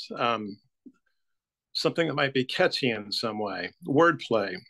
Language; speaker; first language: English; native; English